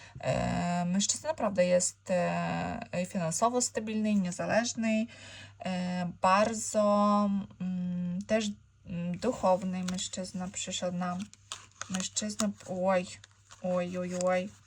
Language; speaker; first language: Polish; non-native, learner; Ukrainian